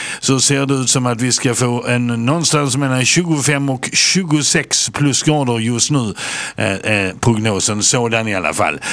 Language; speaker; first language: Swedish; native; Swedish